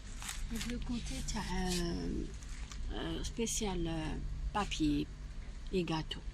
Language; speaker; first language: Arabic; native; Arabic